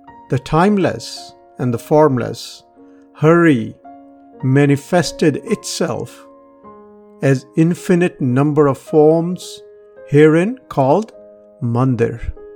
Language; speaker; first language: English; non-native, local second language; Punjabi